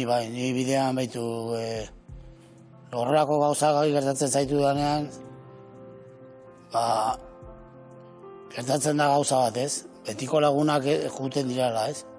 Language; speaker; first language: Basque; native; Basque